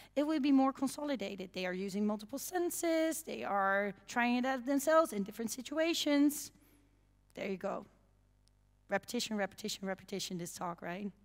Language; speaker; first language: English; non-native, fluent; Dutch